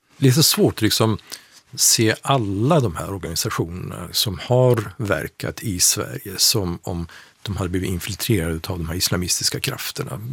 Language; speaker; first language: Swedish; non-native, fluent; Persian